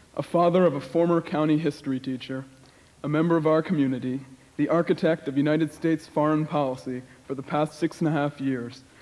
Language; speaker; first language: English; native; English